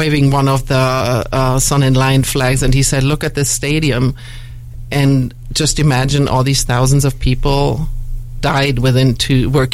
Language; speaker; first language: English; non-native, fluent; German